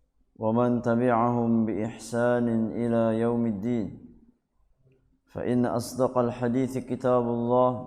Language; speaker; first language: Arabic; non-native, fluent; Indonesian